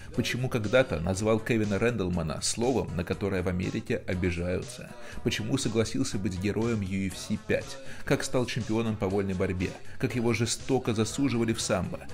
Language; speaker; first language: Russian; native; Russian